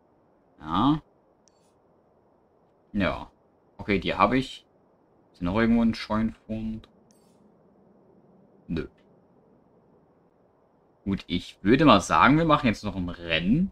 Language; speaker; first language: German; native; German